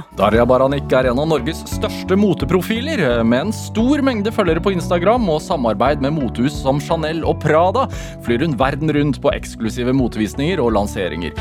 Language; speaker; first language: Norwegian; native; Norwegian